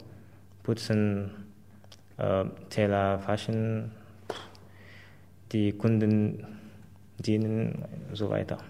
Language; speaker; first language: German; non-native, fluent; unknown